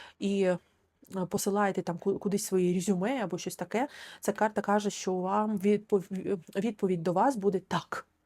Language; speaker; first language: Ukrainian; non-native, local second language; Russian